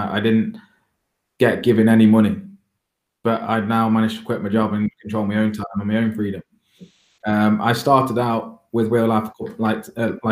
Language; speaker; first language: English; native; English